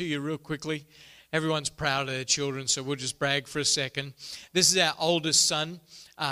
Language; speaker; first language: English; native; English